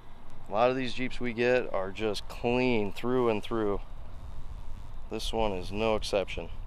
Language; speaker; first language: English; native; English